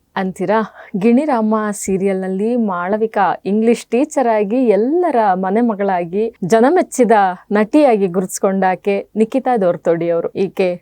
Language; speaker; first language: Kannada; native; Kannada